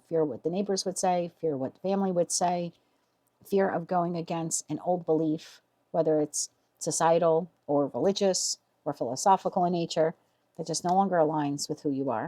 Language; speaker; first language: English; native; English